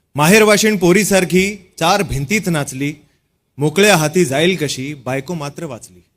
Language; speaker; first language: Marathi; non-native, local second language; Hindi